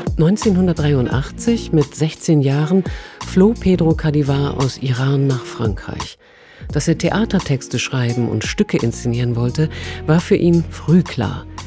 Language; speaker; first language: German; native; German